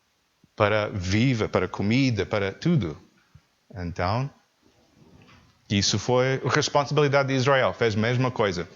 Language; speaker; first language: Portuguese; non-native, learner; English